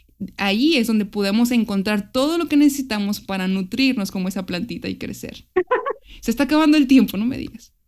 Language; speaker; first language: Spanish; native; Spanish